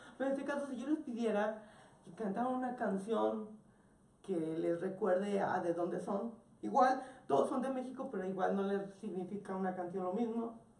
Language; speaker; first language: Spanish; native; Spanish